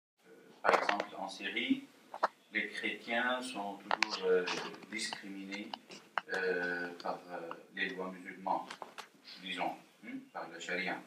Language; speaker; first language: French; non-native, fluent; Arabic